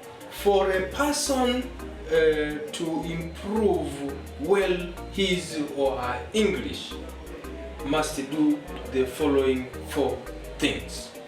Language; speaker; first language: English; non-native, local second language; Swahili